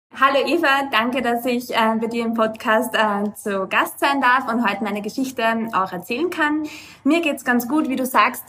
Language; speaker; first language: German; native; German